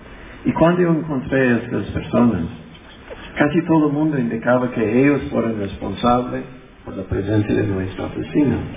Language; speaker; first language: Spanish; non-native, fluent; English